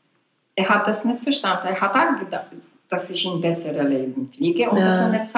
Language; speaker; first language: German; non-native, fluent; Polish